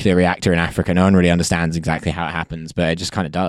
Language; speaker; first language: English; native; English